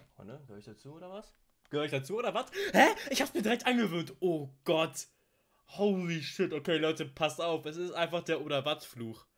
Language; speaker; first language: German; native; German